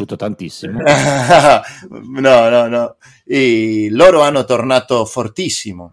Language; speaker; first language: Italian; non-native, learner; Spanish